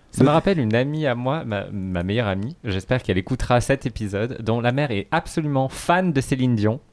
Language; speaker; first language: French; native; French